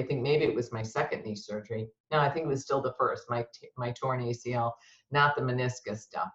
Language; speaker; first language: English; native; English